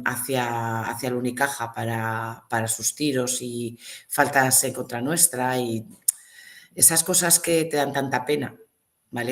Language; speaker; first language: Spanish; native; Spanish